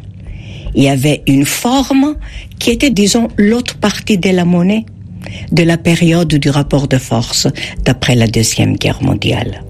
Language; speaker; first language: French; non-native, fluent; Greek